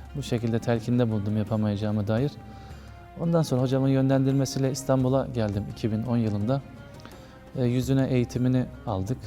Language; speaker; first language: Turkish; native; Turkish